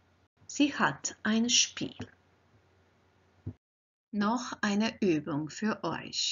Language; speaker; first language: German; non-native, fluent; Croatian